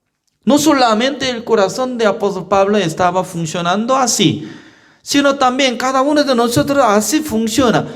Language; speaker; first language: Spanish; non-native, fluent; Korean